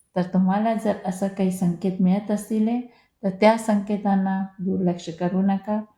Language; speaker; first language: Marathi; non-native, local second language; Hindi